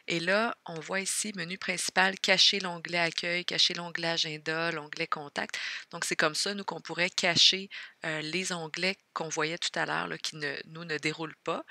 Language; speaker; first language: French; native; French